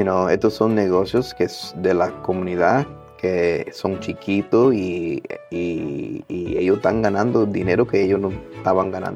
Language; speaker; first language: Spanish; early bilingual, heritage; Spanish